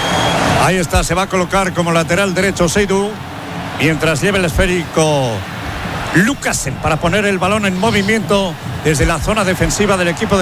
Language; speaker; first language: Spanish; native; Spanish